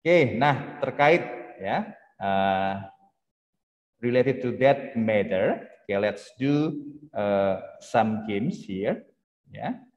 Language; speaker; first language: English; non-native, fluent; Indonesian